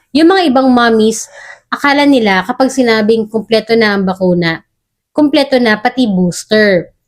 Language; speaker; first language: Filipino; native; Filipino